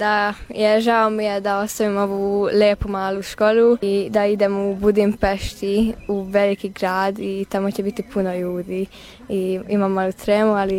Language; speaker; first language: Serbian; non-native, local second language; Hungarian